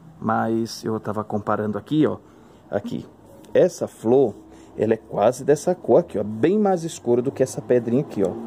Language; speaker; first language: Portuguese; native; Portuguese